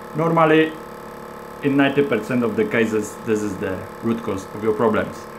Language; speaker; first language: English; non-native, learner; Polish